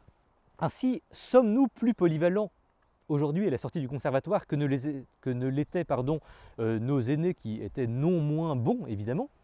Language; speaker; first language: French; native; French